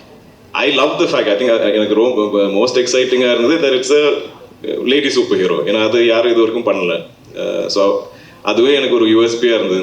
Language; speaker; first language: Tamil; non-native, local second language; Malayalam